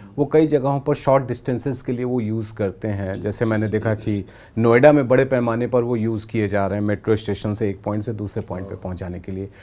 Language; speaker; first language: Hindi; native; Hindi